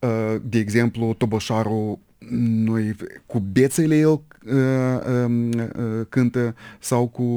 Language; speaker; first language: Romanian; non-native, local second language; Russian